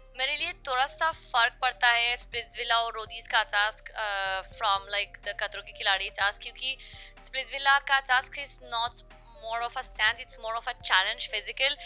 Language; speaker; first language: Hindi; non-native, learner; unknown